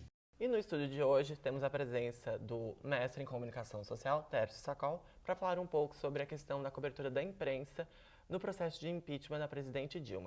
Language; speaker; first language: Portuguese; native; Portuguese